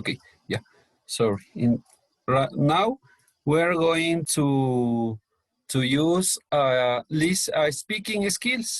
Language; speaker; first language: English; non-native, learner; Spanish